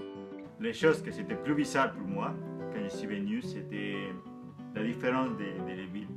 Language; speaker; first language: French; non-native, fluent; Spanish